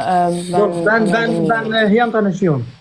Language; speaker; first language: Turkish; non-native, learner; Arabic